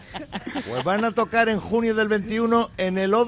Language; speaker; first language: Spanish; native; Spanish